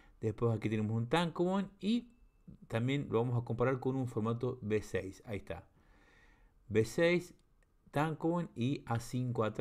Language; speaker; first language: Spanish; native; Spanish